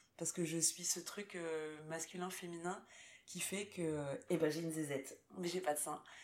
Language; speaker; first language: French; native; French